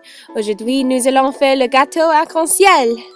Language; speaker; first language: French; non-native, learner; English